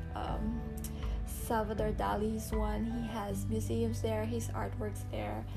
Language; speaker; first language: English; non-native, local second language; Bikol